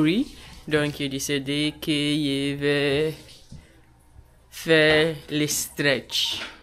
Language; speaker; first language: French; non-native, learner; English